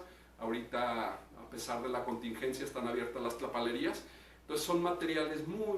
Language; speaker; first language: Spanish; native; Spanish